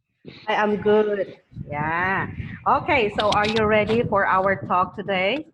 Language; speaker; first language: English; non-native, learner; Thai